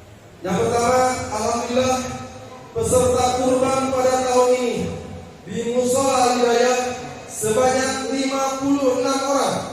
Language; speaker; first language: Indonesian; native; Indonesian